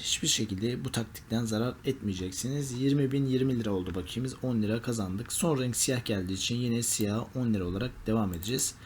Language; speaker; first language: Turkish; native; Turkish